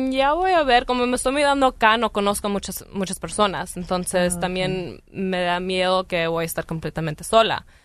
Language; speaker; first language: Spanish; early bilingual, heritage; Spanish